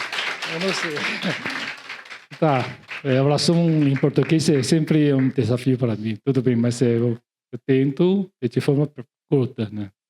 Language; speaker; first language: Portuguese; non-native, learner; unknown